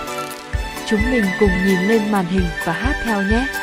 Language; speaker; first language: Vietnamese; native; Vietnamese